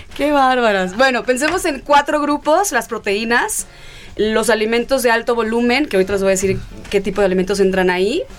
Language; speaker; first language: Spanish; native; Spanish